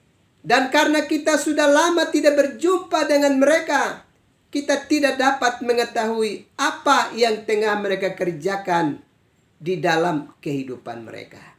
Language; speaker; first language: Indonesian; native; Indonesian